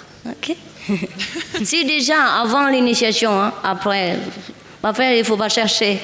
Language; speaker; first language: French; non-native, learner; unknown